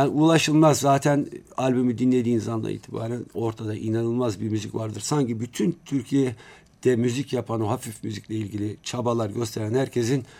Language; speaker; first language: Turkish; native; Turkish